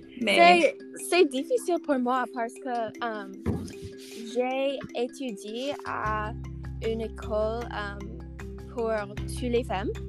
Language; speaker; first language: French; non-native, learner; English